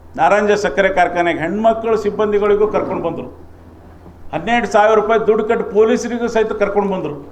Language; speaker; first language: Kannada; native; Kannada